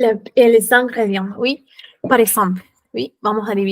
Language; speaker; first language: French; non-native, fluent; Spanish